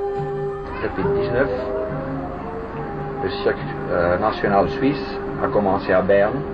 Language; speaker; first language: French; non-native, fluent; German